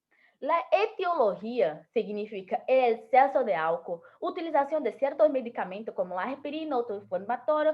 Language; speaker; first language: Spanish; non-native, learner; Portuguese